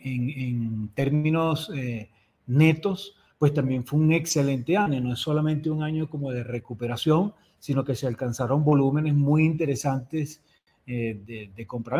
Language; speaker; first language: Spanish; native; Spanish